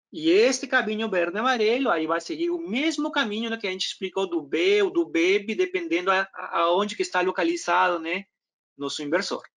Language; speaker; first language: Portuguese; non-native, fluent; Spanish